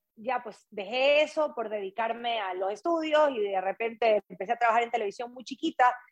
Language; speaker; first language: Spanish; native; Spanish